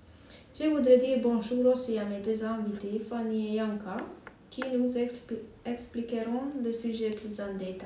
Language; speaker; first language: French; non-native, learner; Hungarian